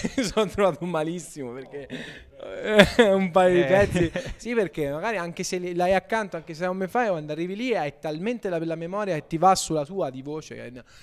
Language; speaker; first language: Italian; native; Italian